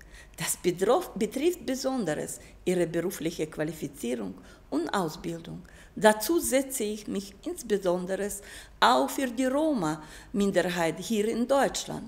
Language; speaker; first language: German; non-native, fluent; Russian